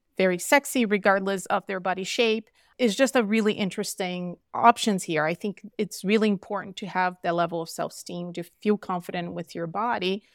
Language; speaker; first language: English; non-native, fluent; Portuguese